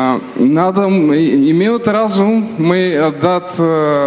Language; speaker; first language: Russian; non-native, learner; Bulgarian